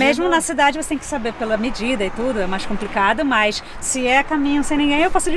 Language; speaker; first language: Portuguese; native; Portuguese